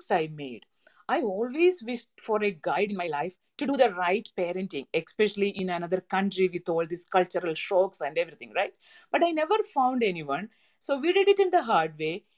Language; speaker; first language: English; non-native, local second language; Malayalam